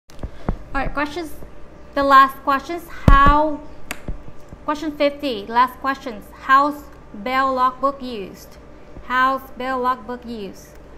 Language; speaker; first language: English; non-native, fluent; Vietnamese